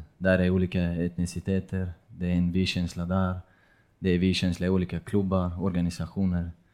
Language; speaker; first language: Swedish; non-native, fluent; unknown